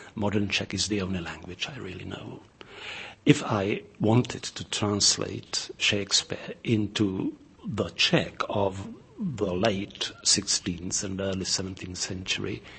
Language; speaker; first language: English; non-native, fluent; Czech